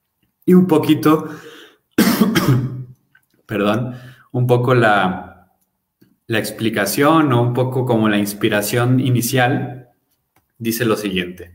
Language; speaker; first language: Spanish; native; Spanish